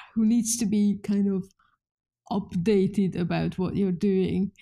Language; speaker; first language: English; non-native, fluent; Hungarian